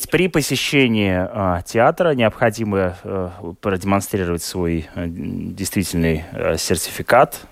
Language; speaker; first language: Russian; native; Russian